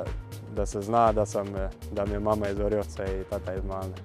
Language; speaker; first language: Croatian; early bilingual, heritage; Croatian